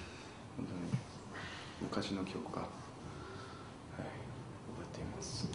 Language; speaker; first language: Japanese; non-native, learner; Korean